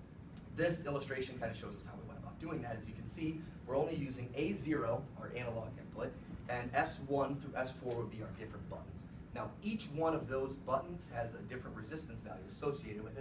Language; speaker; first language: English; native; English